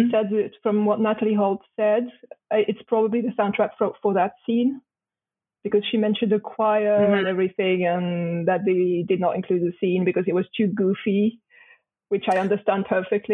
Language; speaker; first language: English; non-native, fluent; French